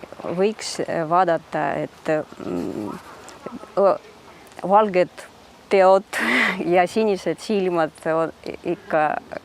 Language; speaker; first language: Estonian; early bilingual, heritage; Russian